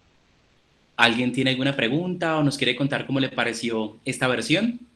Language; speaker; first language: Spanish; native; Spanish